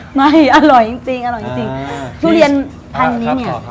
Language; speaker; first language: Thai; native; Thai